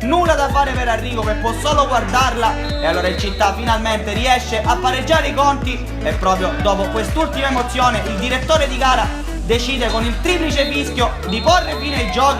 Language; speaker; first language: Italian; native; Italian